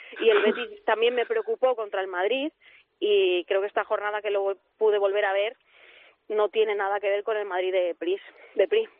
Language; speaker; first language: Spanish; native; Spanish